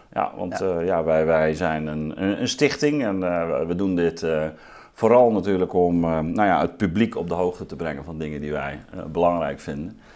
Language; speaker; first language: Dutch; native; Dutch